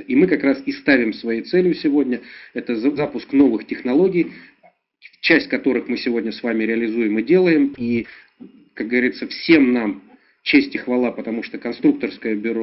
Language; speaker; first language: Russian; native; Russian